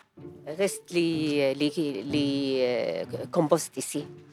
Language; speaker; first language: French; non-native, learner; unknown